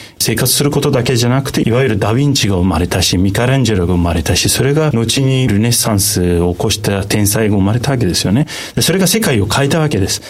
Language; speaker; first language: Japanese; non-native, fluent; Turkish